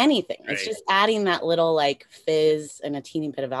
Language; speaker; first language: English; native; English